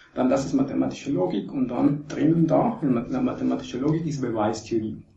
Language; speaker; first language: German; non-native, fluent; Spanish